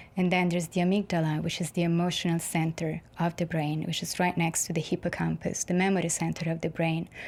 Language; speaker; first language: English; non-native, fluent; Italian